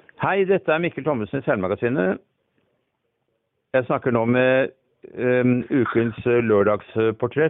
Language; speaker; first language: Norwegian; native; Norwegian